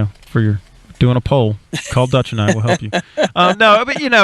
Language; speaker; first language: English; native; English